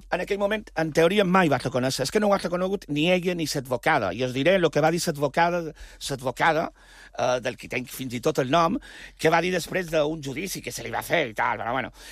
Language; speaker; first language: Catalan; native; Catalan